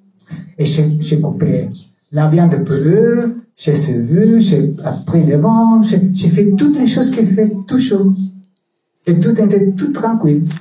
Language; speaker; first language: French; non-native, learner; Spanish